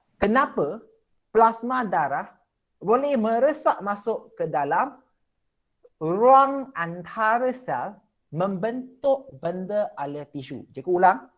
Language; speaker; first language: Malay; non-native, local second language; Chinese